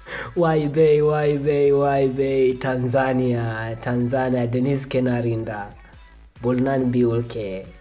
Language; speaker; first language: Turkish; non-native, learner; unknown